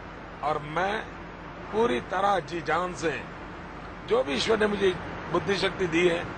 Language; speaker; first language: Hindi; non-native, local second language; Gujarati